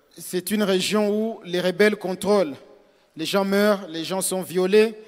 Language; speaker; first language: French; non-native, local second language; Swahili